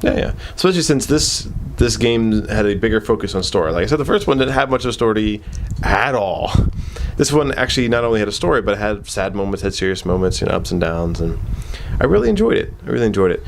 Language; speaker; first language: English; native; English